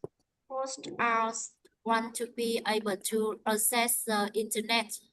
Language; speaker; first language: English; non-native, learner; Vietnamese